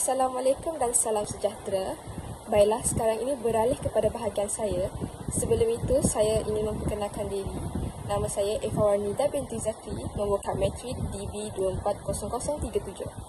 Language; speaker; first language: Malay; native; Malay